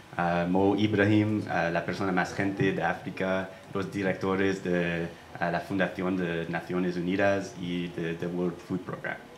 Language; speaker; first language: Spanish; non-native, fluent; English